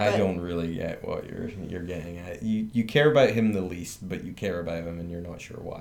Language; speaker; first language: English; native; English